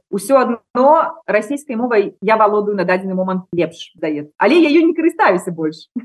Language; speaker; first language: Belarusian; non-native, local second language; Russian